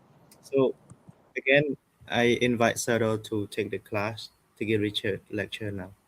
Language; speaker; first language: English; non-native, fluent; Khmer